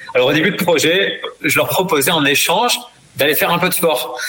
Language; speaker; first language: French; native; French